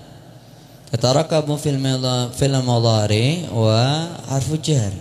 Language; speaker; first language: Arabic; non-native, fluent; Indonesian